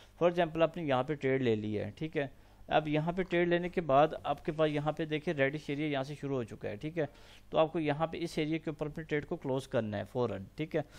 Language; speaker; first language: Urdu; non-native, local second language; Punjabi